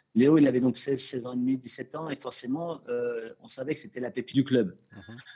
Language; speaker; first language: French; native; French